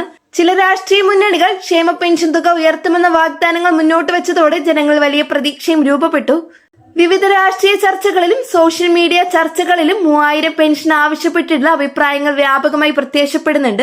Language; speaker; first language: Malayalam; native; Malayalam